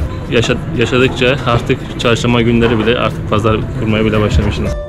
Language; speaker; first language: Turkish; native; Turkish